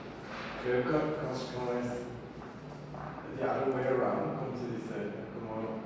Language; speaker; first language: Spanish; non-native, learner; English